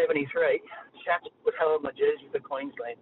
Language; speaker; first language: English; native; English